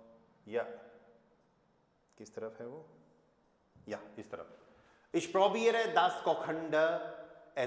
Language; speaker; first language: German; non-native, fluent; Hindi